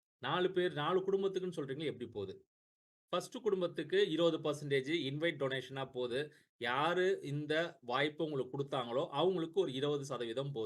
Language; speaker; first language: Tamil; native; Tamil